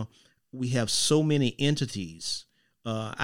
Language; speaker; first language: English; native; English